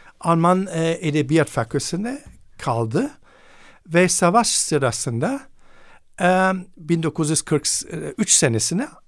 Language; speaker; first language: Turkish; non-native, fluent; German